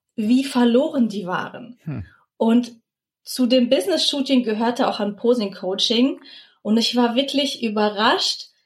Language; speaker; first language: German; early bilingual, other home language; Russian